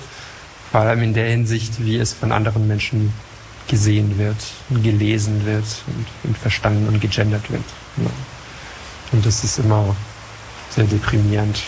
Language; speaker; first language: German; non-native, fluent; French